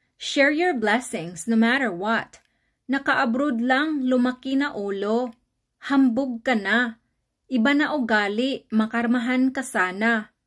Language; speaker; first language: Filipino; non-native, local second language; Cebuano